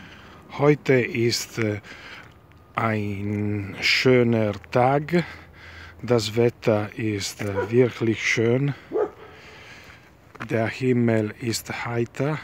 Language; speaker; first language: German; non-native, learner; Italian